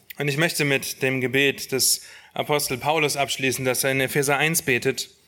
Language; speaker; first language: German; native; German